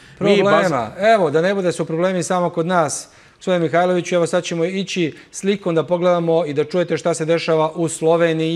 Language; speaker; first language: Serbian; native; Serbian